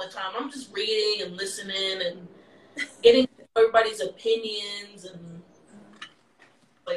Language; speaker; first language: English; native; English